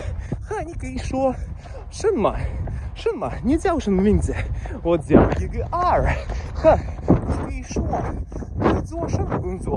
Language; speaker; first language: Chinese; non-native, learner; Russian